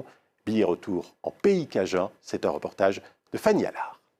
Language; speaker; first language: French; native; French